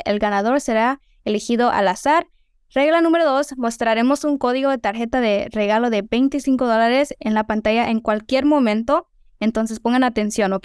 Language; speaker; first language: Spanish; early bilingual, heritage; Spanish